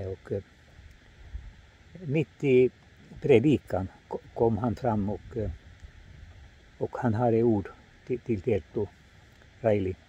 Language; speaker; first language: Swedish; non-native, fluent; Finnish